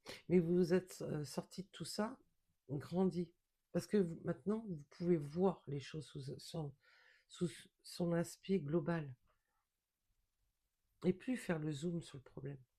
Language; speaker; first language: French; native; French